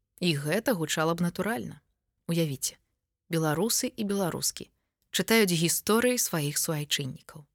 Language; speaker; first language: Belarusian; native; Belarusian